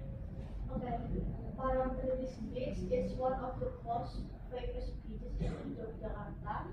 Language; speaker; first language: English; non-native, learner; Indonesian